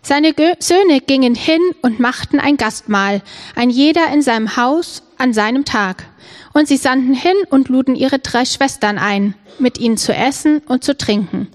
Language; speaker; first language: German; native; German